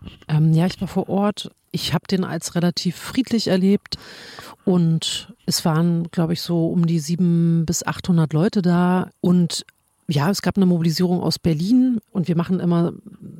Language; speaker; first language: German; native; German